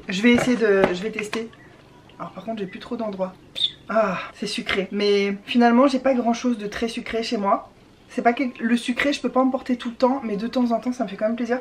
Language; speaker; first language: French; native; French